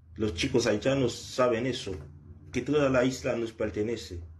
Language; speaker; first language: Spanish; non-native, learner; Haitian Creole